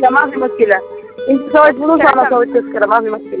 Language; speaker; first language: Arabic; non-native, learner; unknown